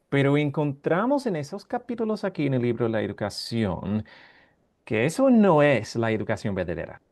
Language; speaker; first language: Spanish; non-native, fluent; English